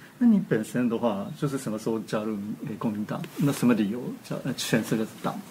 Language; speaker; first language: Chinese; non-native, fluent; Japanese